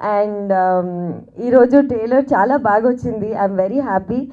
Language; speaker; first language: Telugu; non-native, learner; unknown